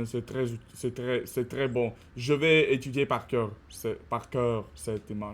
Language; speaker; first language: French; non-native, learner; Russian